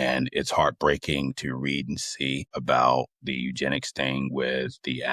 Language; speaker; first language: English; native; English